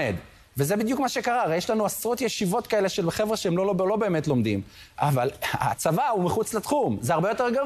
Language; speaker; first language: Hebrew; native; Hebrew